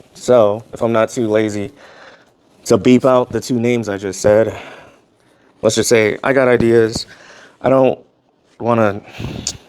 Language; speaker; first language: English; native; English